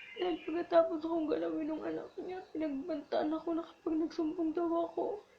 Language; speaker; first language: Filipino; native; Filipino